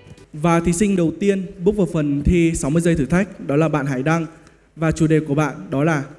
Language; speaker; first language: Vietnamese; native; Vietnamese